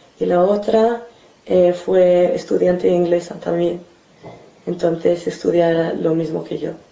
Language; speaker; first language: Spanish; non-native, fluent; English